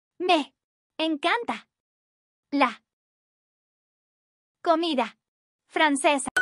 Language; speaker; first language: Spanish; non-native, learner; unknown